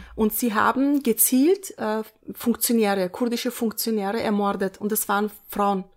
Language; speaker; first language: German; early bilingual, other home language; Turkish